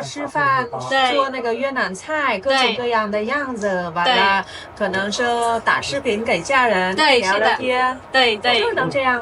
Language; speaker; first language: Chinese; non-native, fluent; Vietnamese